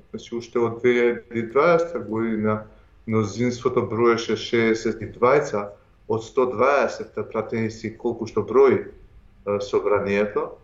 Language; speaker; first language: Macedonian; non-native, local second language; Albanian